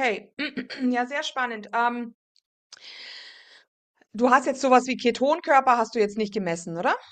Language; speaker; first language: German; native; German